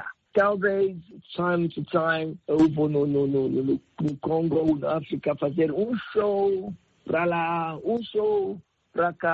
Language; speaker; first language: Portuguese; non-native, learner; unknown